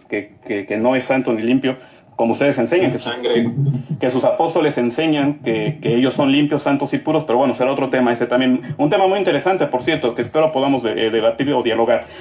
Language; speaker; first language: Spanish; native; Spanish